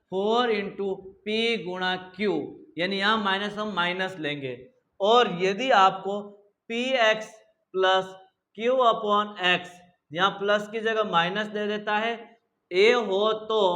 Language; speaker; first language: Hindi; native; Hindi